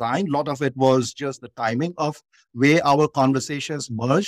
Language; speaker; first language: English; non-native, local second language; Bangla